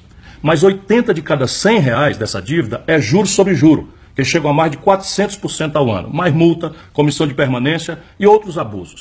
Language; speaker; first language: Portuguese; native; Portuguese